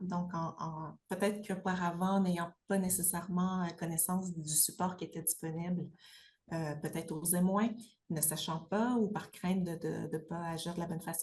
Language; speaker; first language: French; native; French